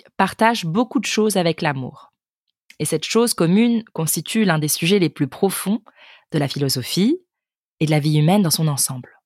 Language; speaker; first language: French; native; French